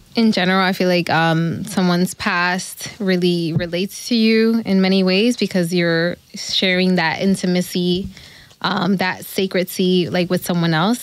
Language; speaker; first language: English; native; English